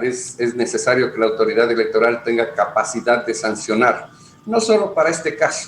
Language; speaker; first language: Spanish; native; Spanish